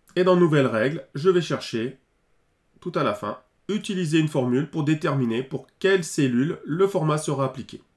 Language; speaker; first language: French; native; French